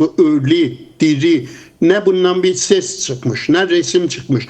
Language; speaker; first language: Turkish; non-native, fluent; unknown